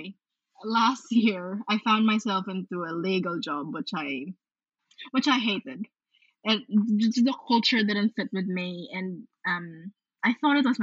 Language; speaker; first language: English; non-native, local second language; Filipino